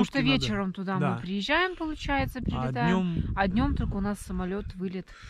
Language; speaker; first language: Russian; native; Russian